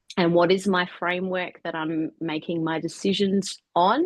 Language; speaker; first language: English; native; English